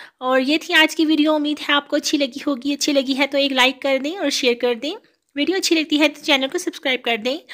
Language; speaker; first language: Urdu; native; Urdu